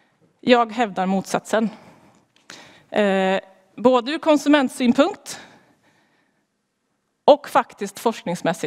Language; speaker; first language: Swedish; native; Swedish